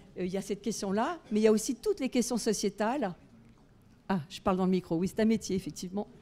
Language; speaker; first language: French; native; French